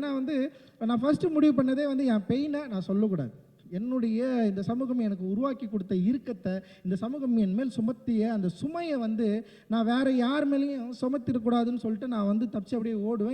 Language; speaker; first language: Tamil; native; Tamil